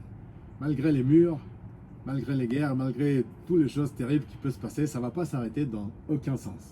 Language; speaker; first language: French; non-native, fluent; Spanish